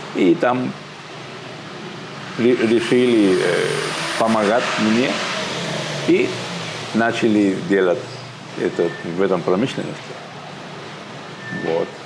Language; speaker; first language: Russian; non-native, learner; Spanish